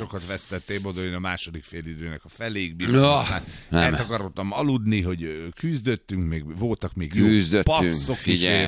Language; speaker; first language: Hungarian; native; Hungarian